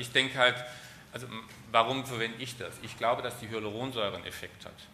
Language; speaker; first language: German; native; German